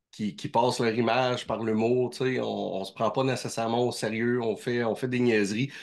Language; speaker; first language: French; native; French